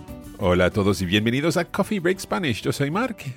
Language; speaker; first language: Spanish; non-native, fluent; English